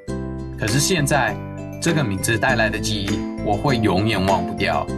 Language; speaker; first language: Chinese; non-native, fluent; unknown